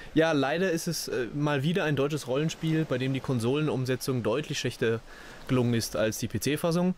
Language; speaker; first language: German; native; German